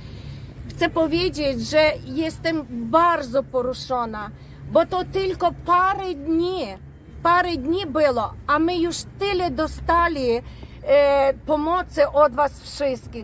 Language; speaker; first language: Polish; non-native, fluent; Ukrainian